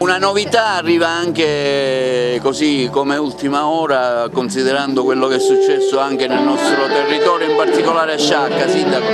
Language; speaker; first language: Italian; native; Italian